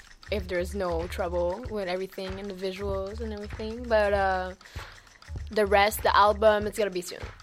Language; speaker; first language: English; early bilingual, other home language; French